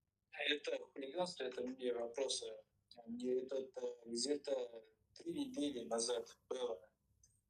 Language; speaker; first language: Russian; non-native, learner; Kyrgyz